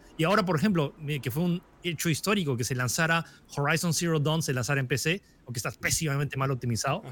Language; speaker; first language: Spanish; early bilingual, other home language; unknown